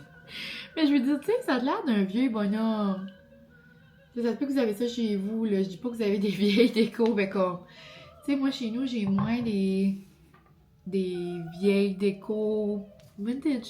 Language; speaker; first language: French; native; French